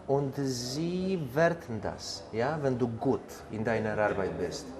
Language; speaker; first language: German; non-native, fluent; Polish